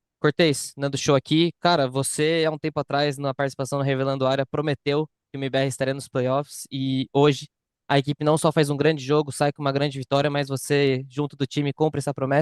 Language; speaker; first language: Portuguese; native; Portuguese